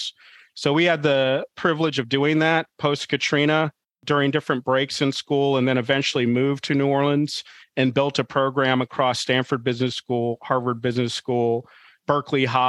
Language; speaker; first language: English; native; English